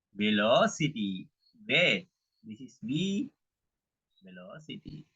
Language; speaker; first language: English; non-native, local second language; Sinhala